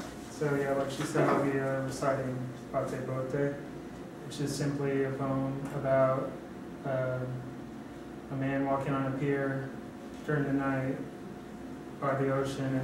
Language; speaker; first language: English; native; English